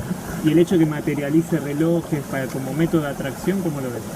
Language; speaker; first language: Spanish; native; Spanish